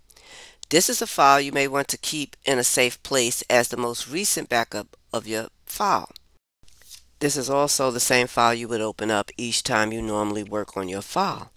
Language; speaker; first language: English; native; English